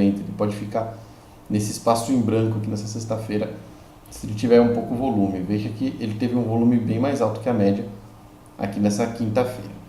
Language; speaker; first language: Portuguese; native; Portuguese